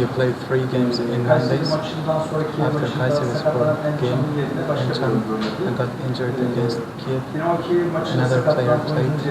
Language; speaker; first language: English; non-native, learner; Turkish